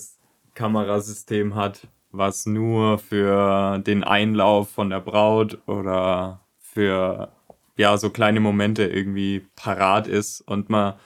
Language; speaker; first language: German; native; German